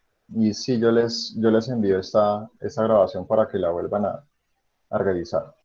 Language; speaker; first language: Spanish; native; Spanish